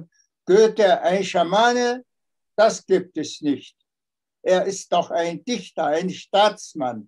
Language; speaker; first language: German; non-native, fluent; Tuvinian